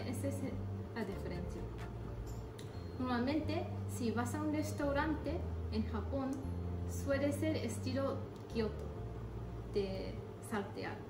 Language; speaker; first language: Spanish; non-native, fluent; Japanese